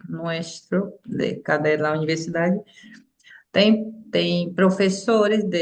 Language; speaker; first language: Portuguese; non-native, fluent; Spanish